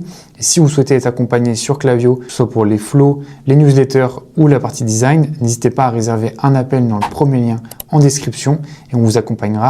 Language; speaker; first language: French; native; French